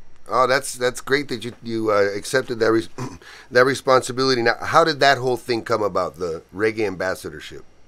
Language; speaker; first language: English; early bilingual, other home language; Spanish